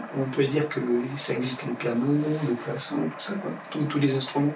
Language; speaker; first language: French; non-native, fluent; Romanian